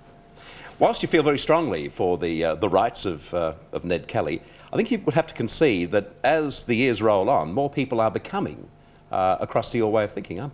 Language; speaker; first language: English; native; English